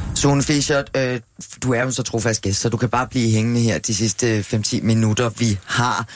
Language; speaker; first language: Danish; native; Danish